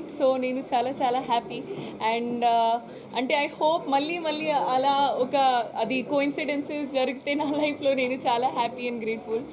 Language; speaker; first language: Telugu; non-native, learner; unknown